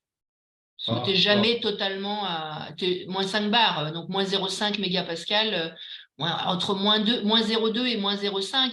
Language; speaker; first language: French; native; French